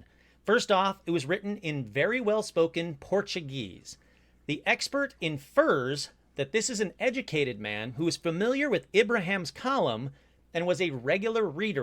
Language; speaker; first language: English; native; English